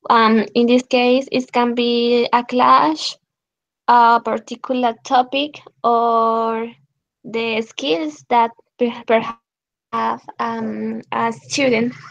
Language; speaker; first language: English; non-native, learner; Spanish